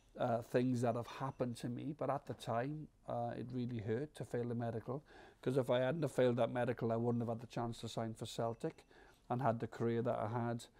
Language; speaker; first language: English; native; English